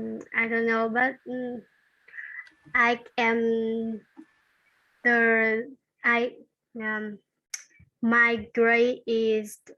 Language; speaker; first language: English; non-native, learner; Vietnamese